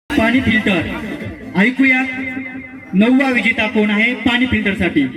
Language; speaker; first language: Marathi; native; Marathi